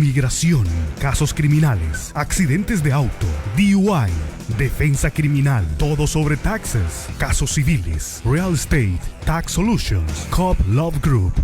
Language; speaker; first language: Spanish; native; Spanish